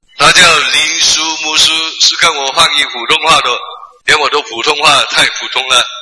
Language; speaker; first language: Chinese; non-native, local second language; Cantonese